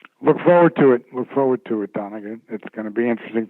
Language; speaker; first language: English; native; English